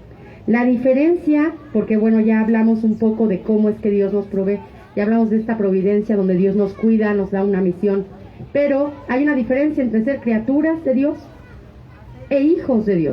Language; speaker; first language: Spanish; native; Spanish